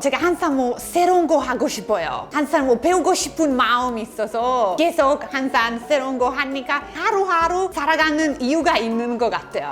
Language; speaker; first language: Korean; non-native, fluent; Italian